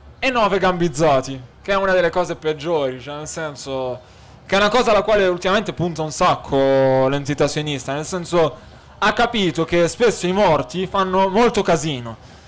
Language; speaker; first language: Italian; early bilingual, other home language; Arabic